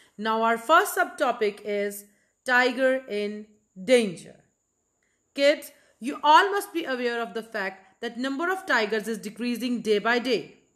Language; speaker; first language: English; non-native, local second language; Punjabi